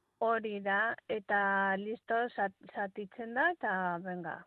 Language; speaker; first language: Basque; non-native, local second language; Spanish